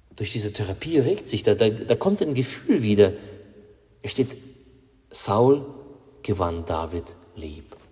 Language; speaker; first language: German; non-native, fluent; Russian